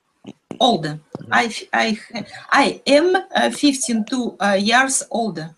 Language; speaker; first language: English; non-native, learner; Russian